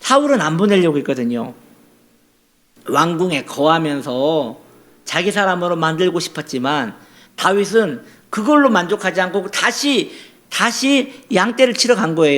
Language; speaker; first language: Korean; native; Korean